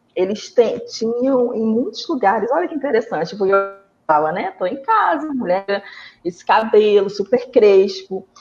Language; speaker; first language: Portuguese; native; Portuguese